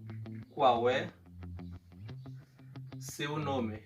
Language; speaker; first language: Portuguese; non-native, fluent; Haitian Creole